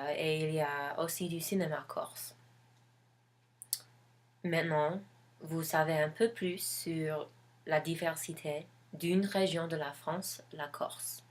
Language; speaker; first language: French; non-native, learner; English